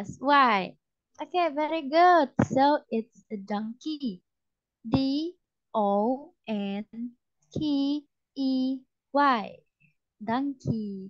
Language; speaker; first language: English; non-native, fluent; Indonesian